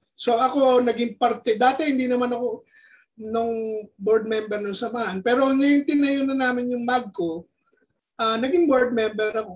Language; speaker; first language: Filipino; native; Filipino